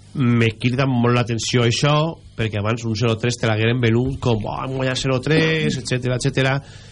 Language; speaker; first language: Catalan; native; Catalan